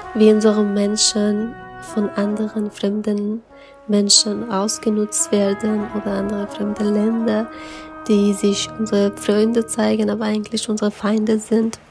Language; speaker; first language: German; non-native, fluent; Persian